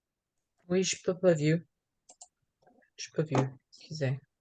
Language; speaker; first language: French; non-native, learner; English